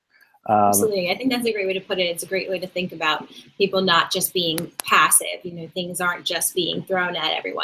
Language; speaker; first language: English; native; English